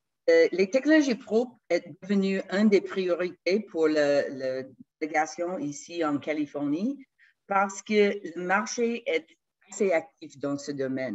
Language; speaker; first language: French; non-native, fluent; English